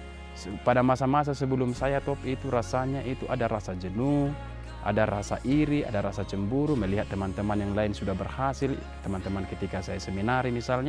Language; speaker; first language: Indonesian; native; Indonesian